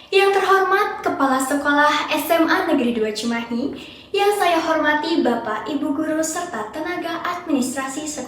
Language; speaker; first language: Indonesian; native; Indonesian